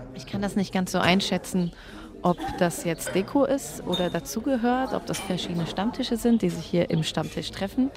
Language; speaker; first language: German; native; German